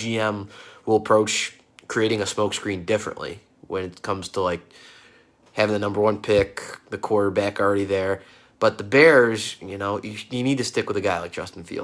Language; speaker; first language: English; native; English